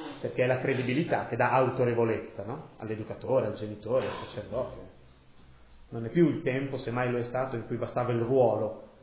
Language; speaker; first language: Italian; native; Italian